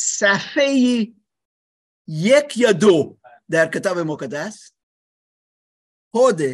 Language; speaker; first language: Persian; non-native, learner; English